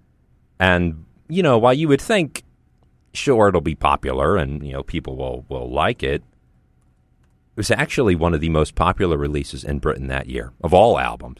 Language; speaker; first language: English; native; English